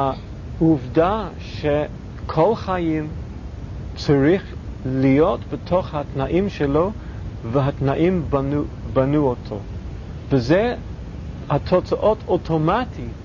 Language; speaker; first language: Hebrew; non-native, fluent; English